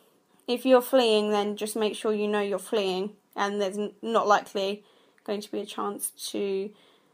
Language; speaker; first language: English; non-native, fluent; Arabic